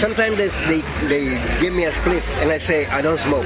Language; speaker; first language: English; non-native, fluent; Italian